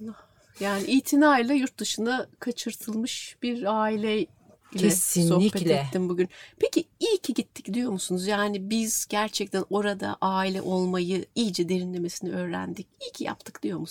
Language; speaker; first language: Turkish; native; Turkish